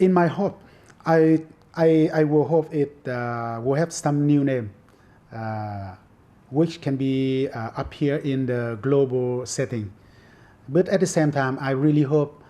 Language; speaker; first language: English; non-native, fluent; Vietnamese